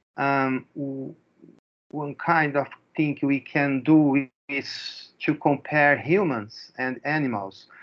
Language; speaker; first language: English; non-native, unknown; Portuguese